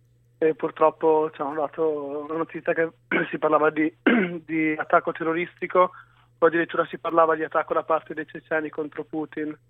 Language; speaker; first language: Italian; native; Italian